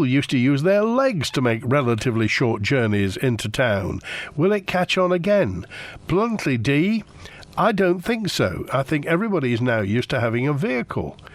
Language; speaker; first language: English; native; English